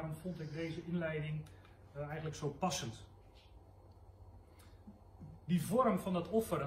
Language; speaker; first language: Dutch; native; Dutch